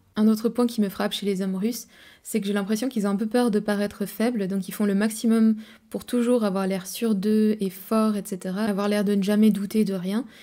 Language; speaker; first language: French; native; French